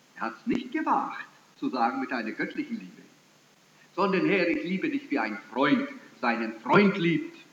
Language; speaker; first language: German; early bilingual, heritage; German